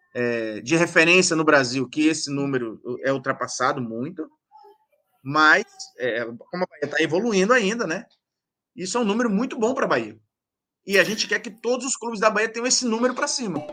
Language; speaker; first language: Portuguese; native; Portuguese